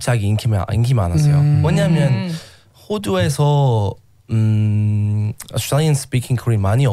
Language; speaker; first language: Korean; non-native, learner; English